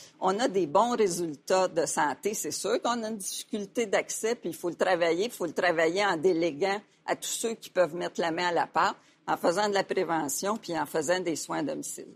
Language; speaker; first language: French; native; French